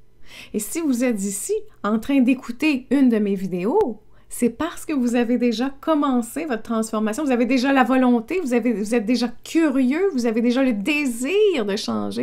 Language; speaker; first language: French; native; French